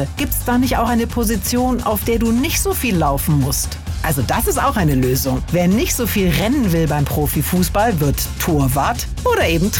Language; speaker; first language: German; native; German